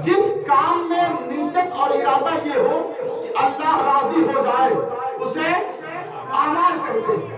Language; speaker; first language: Urdu; native; Urdu